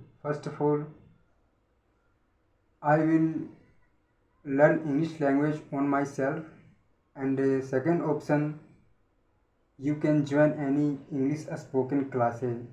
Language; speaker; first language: English; non-native, learner; Hindi